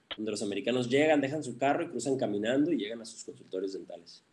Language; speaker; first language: Spanish; early bilingual, heritage; Spanish